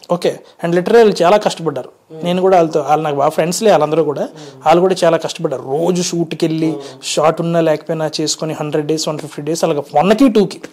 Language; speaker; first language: Telugu; native; Telugu